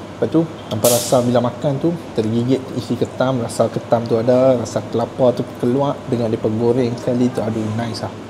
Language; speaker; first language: Malay; native; Malay